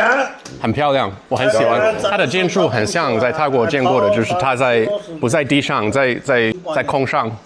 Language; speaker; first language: Chinese; non-native, fluent; English